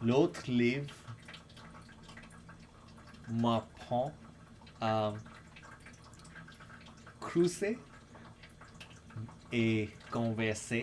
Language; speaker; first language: French; non-native, fluent; English